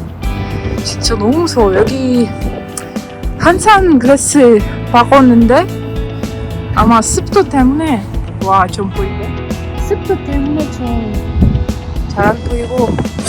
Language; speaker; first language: Korean; non-native, learner; Ukrainian